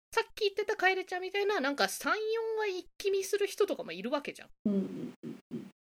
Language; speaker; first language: Japanese; native; Japanese